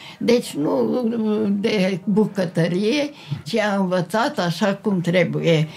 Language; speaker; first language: Romanian; non-native, local second language; Hungarian